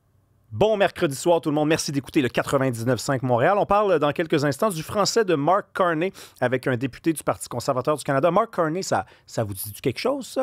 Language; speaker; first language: French; native; French